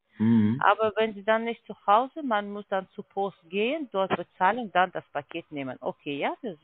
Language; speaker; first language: German; non-native, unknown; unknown